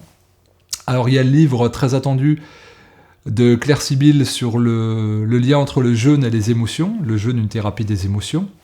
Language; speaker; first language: French; native; French